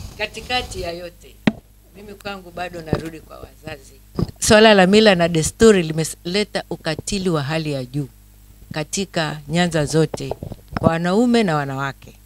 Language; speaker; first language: Swahili; native; Swahili